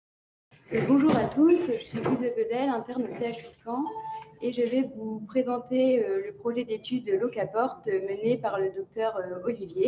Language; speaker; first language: French; native; French